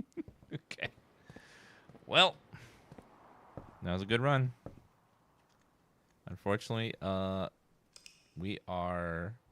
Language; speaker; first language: English; native; English